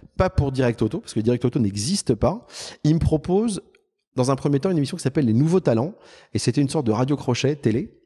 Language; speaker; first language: French; native; French